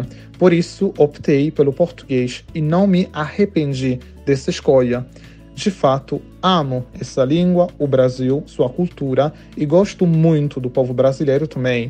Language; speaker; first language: Portuguese; non-native, fluent; Italian